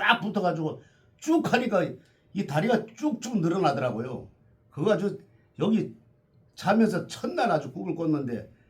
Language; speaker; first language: Korean; native; Korean